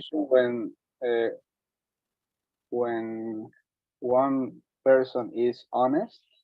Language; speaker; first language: English; non-native, learner; Spanish